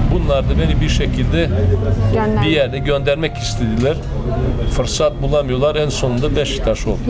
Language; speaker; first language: Turkish; non-native, fluent; Serbian